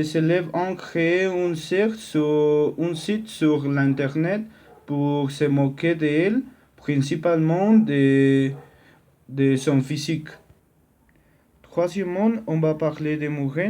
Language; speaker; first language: French; non-native, learner; Spanish